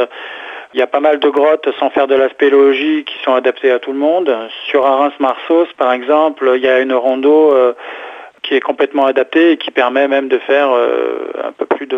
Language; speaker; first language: French; native; French